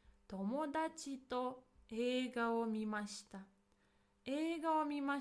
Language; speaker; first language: Japanese; non-native, fluent; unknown